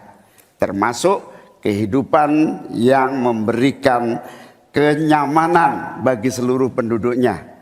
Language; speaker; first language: Indonesian; native; Indonesian